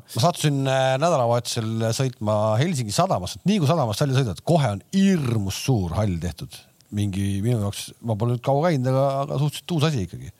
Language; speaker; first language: Estonian; native; Estonian